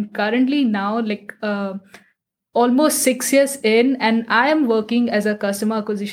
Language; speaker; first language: English; non-native, local second language; Hindi